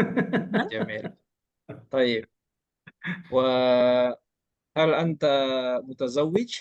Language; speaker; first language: Arabic; non-native, fluent; Malay